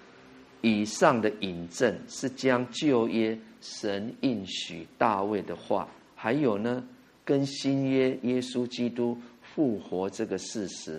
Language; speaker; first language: Chinese; native; Chinese